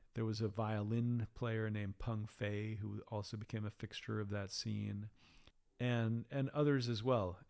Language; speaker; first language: English; native; English